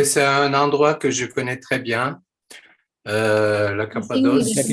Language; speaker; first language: French; non-native, fluent; Turkish